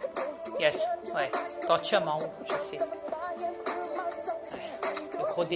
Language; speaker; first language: French; native; French